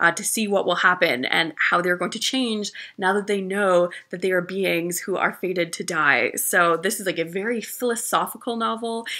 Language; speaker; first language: English; native; English